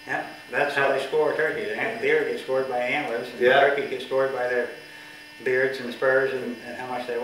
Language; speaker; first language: English; native; English